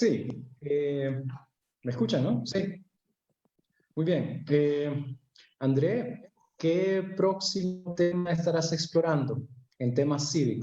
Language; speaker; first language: Spanish; native; Spanish